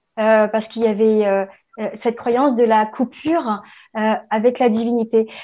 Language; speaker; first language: French; native; French